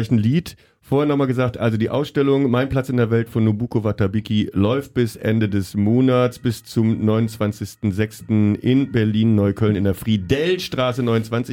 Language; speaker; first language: German; native; German